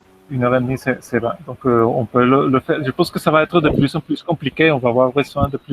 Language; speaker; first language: French; non-native, fluent; Spanish